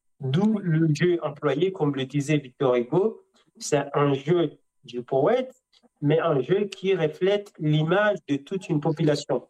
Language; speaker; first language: French; non-native, local second language; Comorian